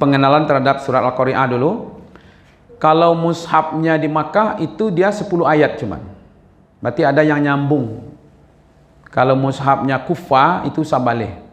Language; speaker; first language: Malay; non-native, local second language; Minangkabau